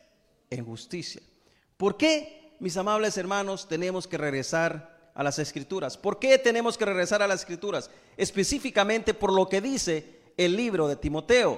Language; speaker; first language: Spanish; native; Spanish